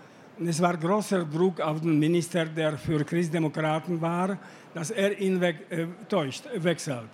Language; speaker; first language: German; non-native, fluent; Slovak